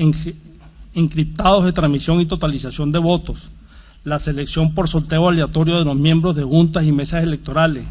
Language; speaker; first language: Spanish; native; Spanish